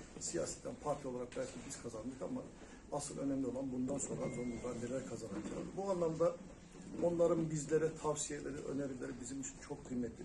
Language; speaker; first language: Turkish; native; Turkish